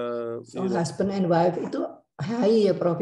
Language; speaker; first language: English; non-native, learner; Indonesian